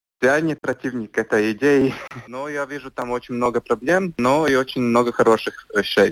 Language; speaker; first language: Russian; non-native, local second language; Latvian